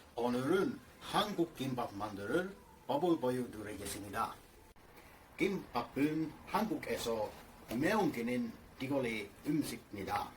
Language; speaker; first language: Korean; non-native, learner; Finnish